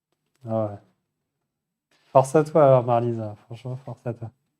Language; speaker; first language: French; native; French